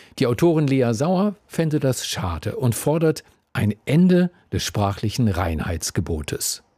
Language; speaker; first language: German; native; German